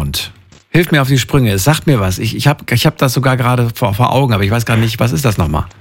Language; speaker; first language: German; native; German